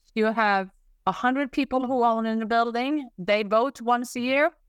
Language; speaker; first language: English; non-native, fluent; Swedish